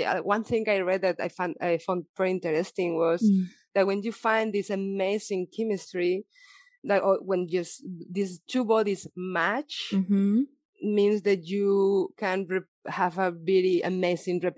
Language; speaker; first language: English; non-native, fluent; Spanish